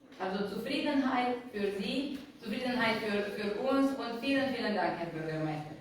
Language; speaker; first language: German; non-native, fluent; Romanian